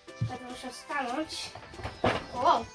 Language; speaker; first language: Polish; early bilingual, heritage; Polish